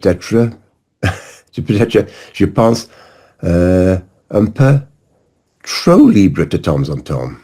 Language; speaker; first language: French; non-native, learner; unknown